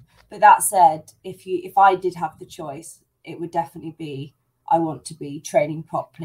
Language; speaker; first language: English; native; English